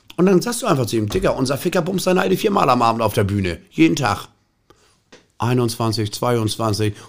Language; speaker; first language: German; native; German